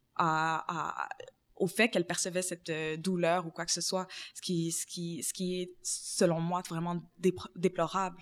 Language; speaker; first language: French; native; French